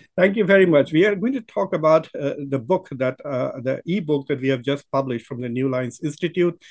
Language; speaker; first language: English; non-native, local second language; Urdu